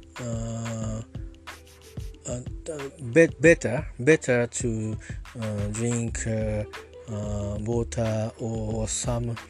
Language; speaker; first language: English; non-native, learner; Japanese